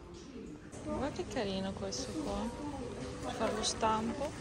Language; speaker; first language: Italian; non-native, fluent; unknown